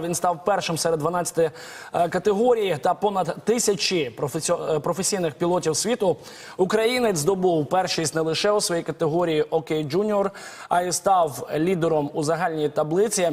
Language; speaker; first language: Ukrainian; native; Ukrainian